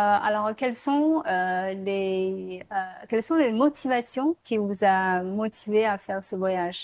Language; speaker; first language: French; non-native, fluent; Chinese